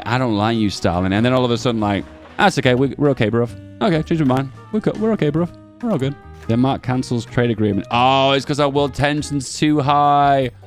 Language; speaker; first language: English; native; English